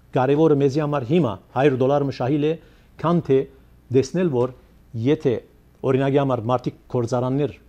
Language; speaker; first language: Armenian; early bilingual, heritage; Armenian